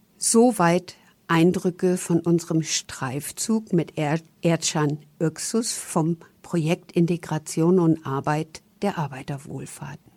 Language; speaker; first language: German; native; German